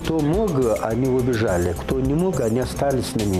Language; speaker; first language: Russian; non-native, learner; Pashto